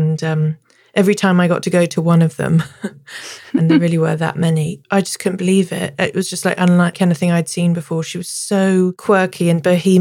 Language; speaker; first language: English; native; English